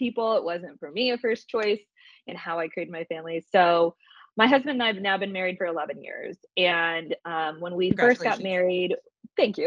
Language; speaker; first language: English; native; English